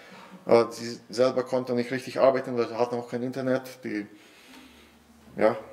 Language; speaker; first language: German; non-native, fluent; Portuguese